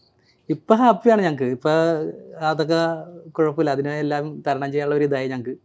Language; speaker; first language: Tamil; non-native, learner; Malayalam